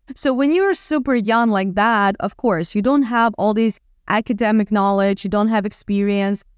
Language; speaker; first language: English; non-native, fluent; Russian